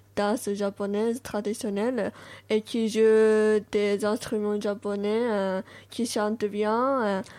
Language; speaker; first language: French; non-native, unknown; Japanese